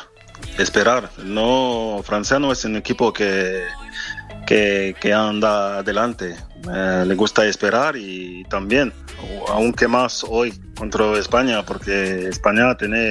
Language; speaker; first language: Spanish; non-native, learner; French